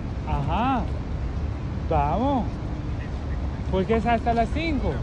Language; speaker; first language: Spanish; non-native, learner; Persian